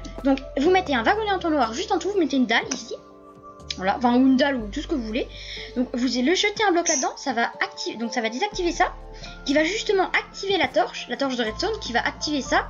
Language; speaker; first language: French; native; French